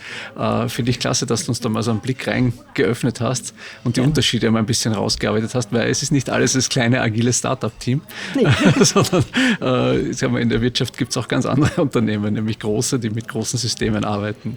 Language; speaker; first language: German; native; German